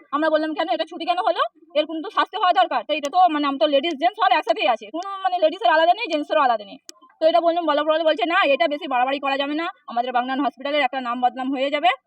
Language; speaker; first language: Bangla; non-native, local second language; Hindi